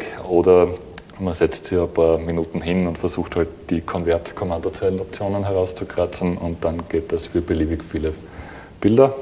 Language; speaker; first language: German; native; German